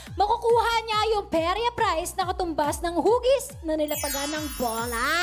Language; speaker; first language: Filipino; native; Filipino